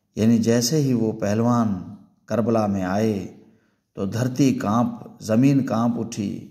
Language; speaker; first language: Urdu; non-native, local second language; Sindhi